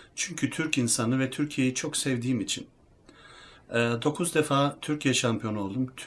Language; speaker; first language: Turkish; early bilingual, heritage; Turkish